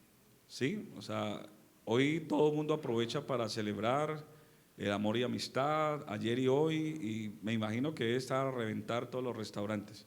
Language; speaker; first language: Spanish; native; Spanish